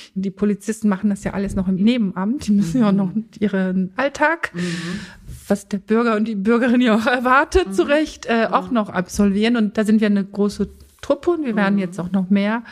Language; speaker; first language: German; early bilingual, other home language; Turkish